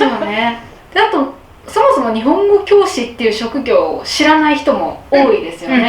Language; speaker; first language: Japanese; native; Japanese